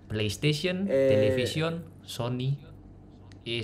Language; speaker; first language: Spanish; non-native, learner; Indonesian